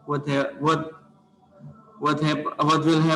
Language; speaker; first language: English; non-native, learner; Indonesian